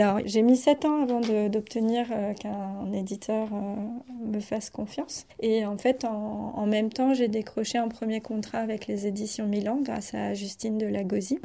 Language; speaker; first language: French; native; French